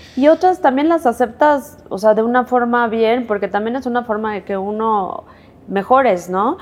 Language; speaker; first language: Spanish; native; Spanish